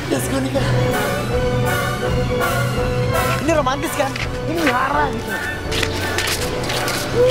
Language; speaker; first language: Indonesian; native; Indonesian